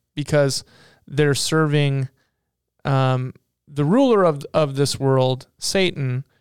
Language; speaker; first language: English; native; English